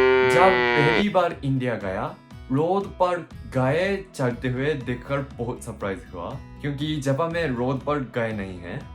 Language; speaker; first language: Hindi; non-native, learner; Japanese